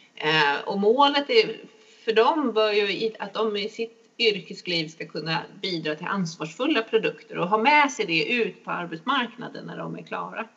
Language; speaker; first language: Swedish; native; Swedish